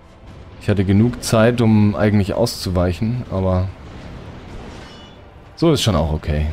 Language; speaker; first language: German; native; German